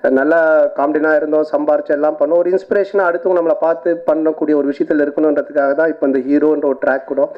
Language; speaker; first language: Tamil; native; Tamil